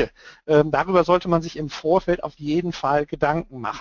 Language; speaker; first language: German; native; German